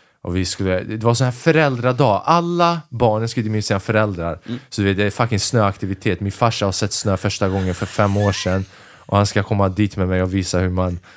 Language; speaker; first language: Swedish; early bilingual, other home language; Albanian